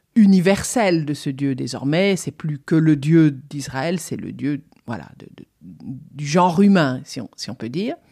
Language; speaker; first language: French; native; French